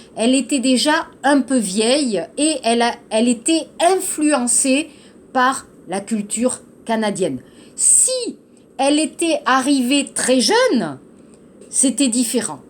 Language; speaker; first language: French; native; French